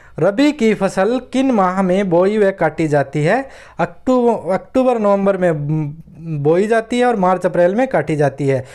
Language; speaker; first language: Hindi; native; Hindi